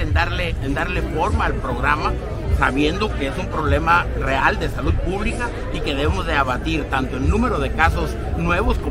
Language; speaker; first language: Spanish; native; Spanish